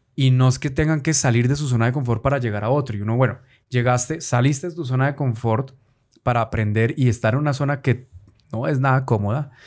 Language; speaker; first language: Spanish; native; Spanish